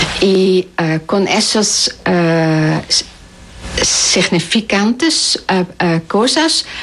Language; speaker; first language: Spanish; non-native, learner; Dutch